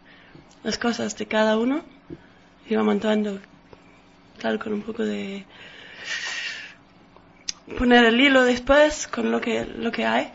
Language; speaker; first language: Spanish; non-native, fluent; Danish